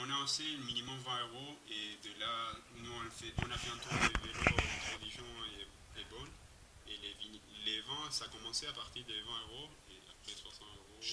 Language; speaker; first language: French; non-native, fluent; Spanish